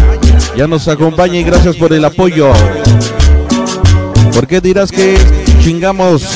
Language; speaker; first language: Spanish; native; Spanish